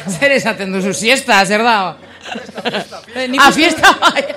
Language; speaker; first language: Basque; non-native, local second language; Spanish